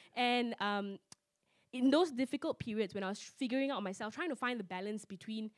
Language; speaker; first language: English; non-native, local second language; Min Nan Chinese